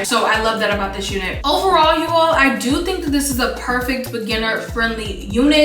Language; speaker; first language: English; native; English